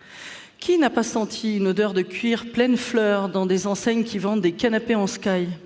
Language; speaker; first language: French; native; French